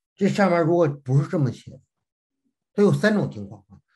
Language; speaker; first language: Chinese; native; Chinese